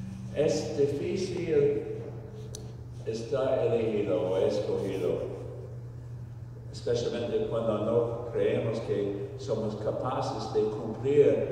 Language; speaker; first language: Spanish; non-native, fluent; English